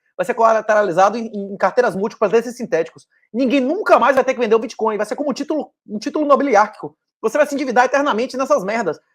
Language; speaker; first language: Portuguese; native; Portuguese